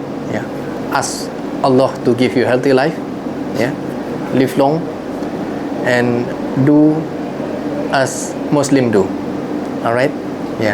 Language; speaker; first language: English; non-native, learner; Indonesian